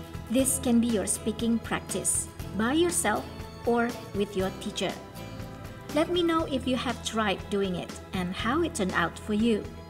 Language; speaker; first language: English; non-native, fluent; Indonesian